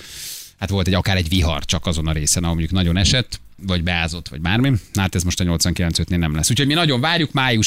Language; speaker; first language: Hungarian; native; Hungarian